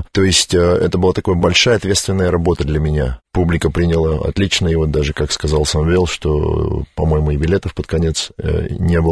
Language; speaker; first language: Russian; native; Russian